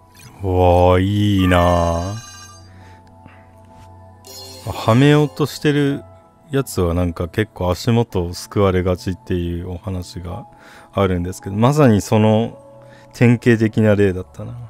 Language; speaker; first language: Japanese; native; Japanese